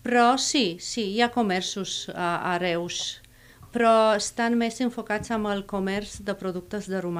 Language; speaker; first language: Catalan; non-native, fluent; Romanian